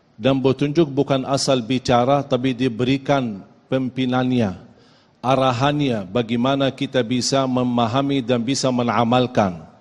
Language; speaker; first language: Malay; non-native, fluent; Arabic